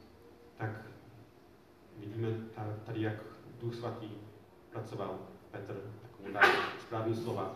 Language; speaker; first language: Czech; non-native, fluent; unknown